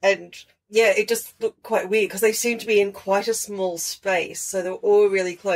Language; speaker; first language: English; native; English